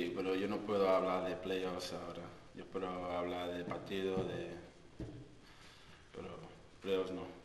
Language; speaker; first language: Spanish; non-native, learner; English